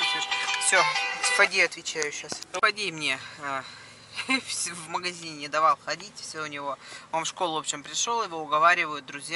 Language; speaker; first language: Russian; native; Russian